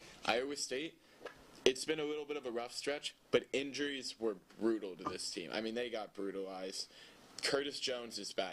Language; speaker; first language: English; native; English